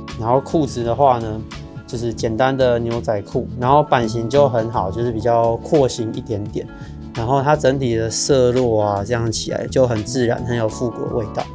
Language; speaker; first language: Chinese; native; Chinese